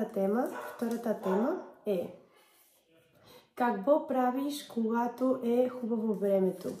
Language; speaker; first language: Bulgarian; non-native, learner; English